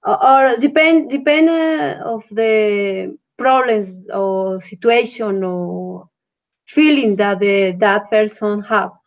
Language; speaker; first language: English; non-native, learner; Spanish